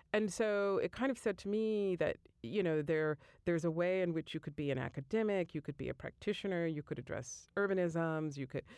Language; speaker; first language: English; native; English